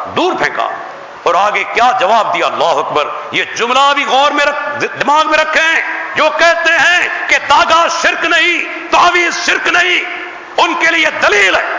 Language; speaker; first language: Urdu; non-native, local second language; Sindhi